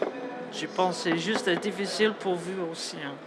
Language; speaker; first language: French; non-native, learner; English